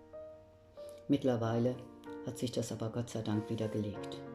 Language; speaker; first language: German; native; German